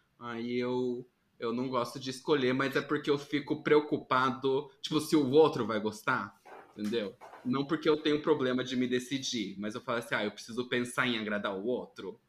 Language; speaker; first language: Portuguese; early bilingual, heritage; Portuguese